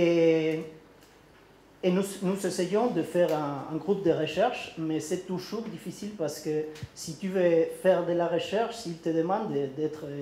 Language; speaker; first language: French; non-native, learner; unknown